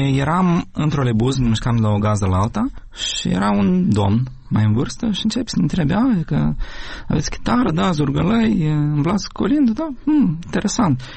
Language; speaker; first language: Romanian; native; Romanian